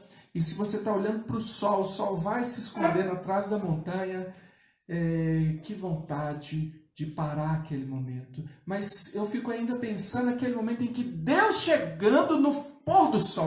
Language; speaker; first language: Portuguese; native; Portuguese